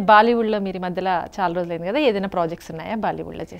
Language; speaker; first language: Telugu; native; Telugu